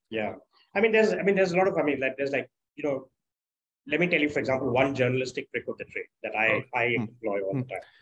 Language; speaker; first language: English; non-native, local second language; Tamil